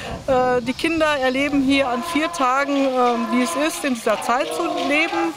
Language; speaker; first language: German; native; German